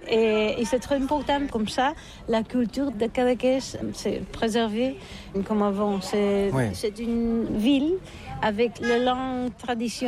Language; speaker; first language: French; non-native, learner; Catalan